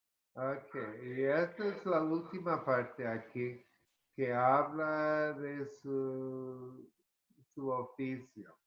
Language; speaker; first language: Spanish; early bilingual, heritage; Spanish